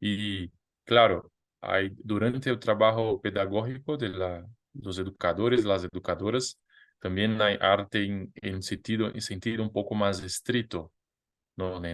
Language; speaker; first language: Spanish; non-native, fluent; Portuguese